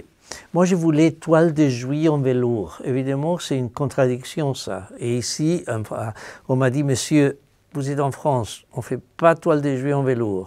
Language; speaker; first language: French; non-native, fluent; Spanish